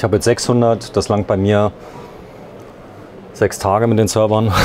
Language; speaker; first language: German; native; German